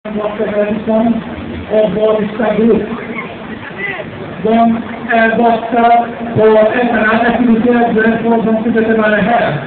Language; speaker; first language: Swedish; non-native, fluent; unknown